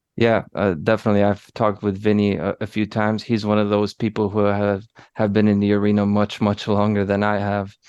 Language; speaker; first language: English; early bilingual, other home language; Polish